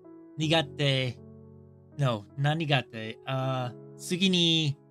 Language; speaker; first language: Japanese; non-native, learner; English